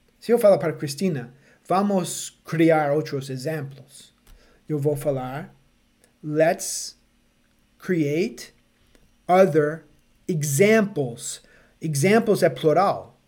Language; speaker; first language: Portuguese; non-native, fluent; English